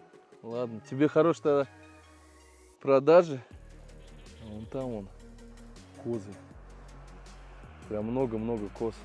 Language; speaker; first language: Russian; native; Russian